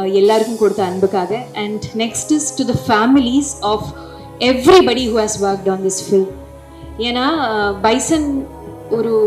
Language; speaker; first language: Tamil; non-native, fluent; Malayalam